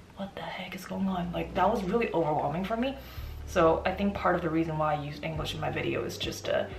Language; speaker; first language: English; non-native, fluent; Chinese